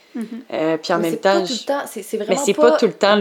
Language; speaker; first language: French; native; French